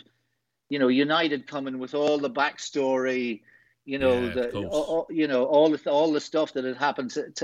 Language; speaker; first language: English; native; English